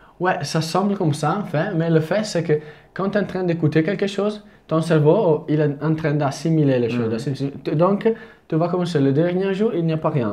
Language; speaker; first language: French; non-native, fluent; Italian